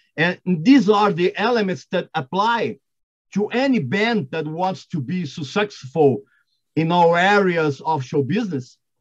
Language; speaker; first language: English; non-native, fluent; Portuguese